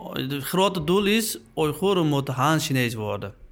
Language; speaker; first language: Dutch; non-native, learner; Uyghur